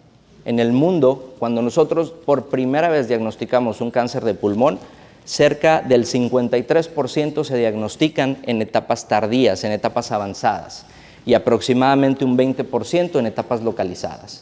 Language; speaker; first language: Spanish; native; Spanish